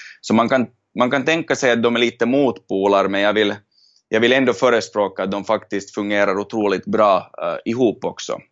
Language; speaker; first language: Swedish; native; Swedish